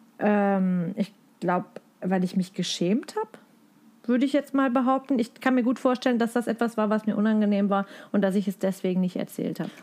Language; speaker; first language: German; native; German